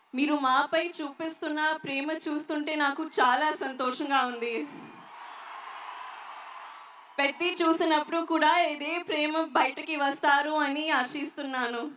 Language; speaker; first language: Telugu; non-native, learner; Hindi